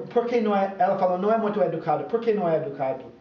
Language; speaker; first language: Portuguese; non-native, fluent; English